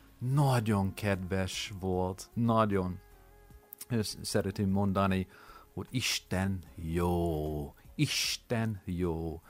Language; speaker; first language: Hungarian; non-native, learner; English